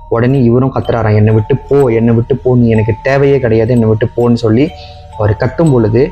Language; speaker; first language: Tamil; early bilingual, heritage; Tamil